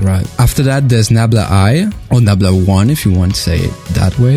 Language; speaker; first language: English; non-native, fluent; French